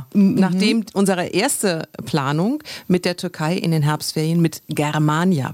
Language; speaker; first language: German; native; German